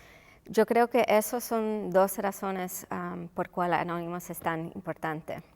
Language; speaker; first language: Spanish; non-native, local second language; English